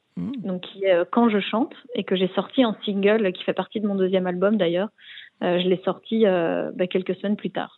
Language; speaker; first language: French; native; French